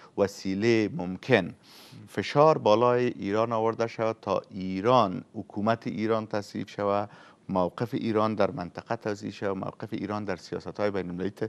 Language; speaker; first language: Persian; native; Persian